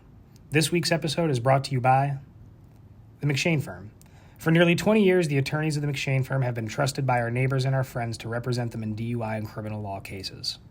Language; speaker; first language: English; native; English